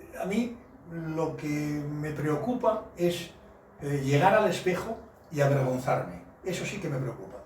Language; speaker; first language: Spanish; native; Spanish